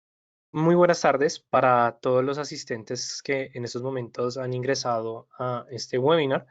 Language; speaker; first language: Spanish; native; Spanish